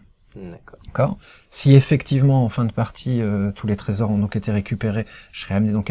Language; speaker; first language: French; native; French